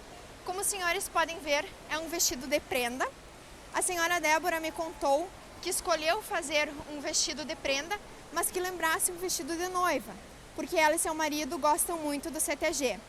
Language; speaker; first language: Portuguese; native; Portuguese